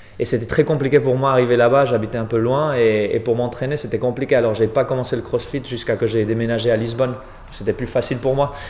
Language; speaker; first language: French; non-native, fluent; Spanish